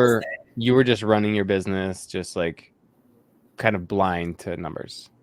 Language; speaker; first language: English; native; English